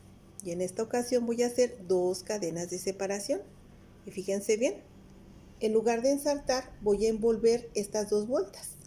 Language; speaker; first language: Spanish; native; Spanish